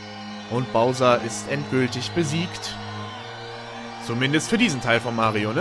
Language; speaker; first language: German; native; German